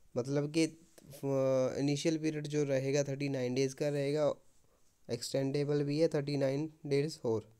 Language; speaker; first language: Hindi; non-native, local second language; Punjabi